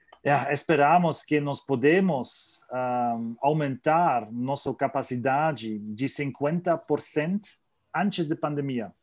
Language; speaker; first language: Portuguese; non-native, learner; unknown